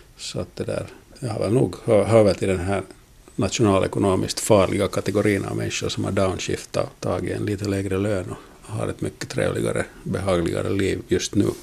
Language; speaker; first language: Swedish; native; Swedish